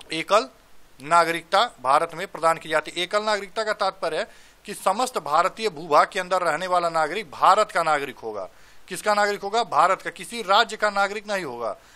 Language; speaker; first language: Hindi; native; Hindi